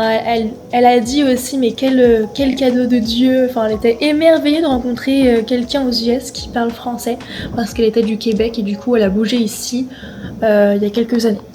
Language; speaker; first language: French; native; French